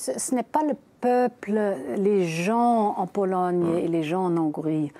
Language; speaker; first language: French; non-native, fluent; German